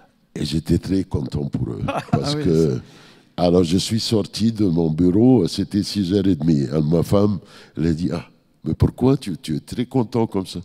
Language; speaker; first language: French; non-native, fluent; Arabic